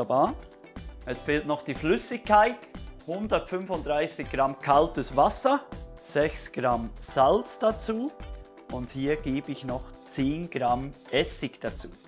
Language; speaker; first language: German; native; German